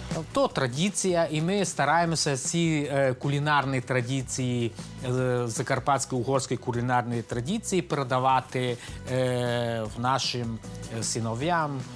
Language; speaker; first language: Ukrainian; non-native, local second language; Hungarian